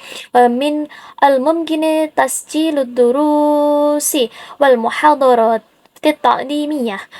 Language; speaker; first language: Arabic; non-native, learner; Indonesian